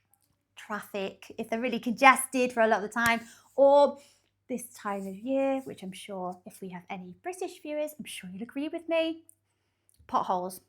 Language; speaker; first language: English; native; English